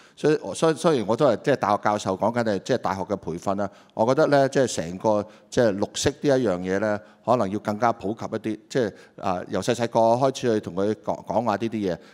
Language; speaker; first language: Cantonese; native; Cantonese